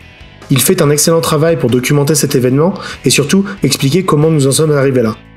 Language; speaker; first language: French; native; French